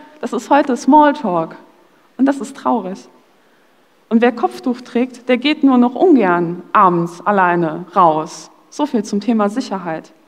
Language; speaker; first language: German; early bilingual, other home language; Polish